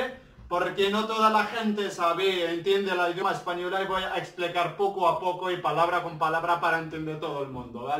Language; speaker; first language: Spanish; non-native, learner; Arabic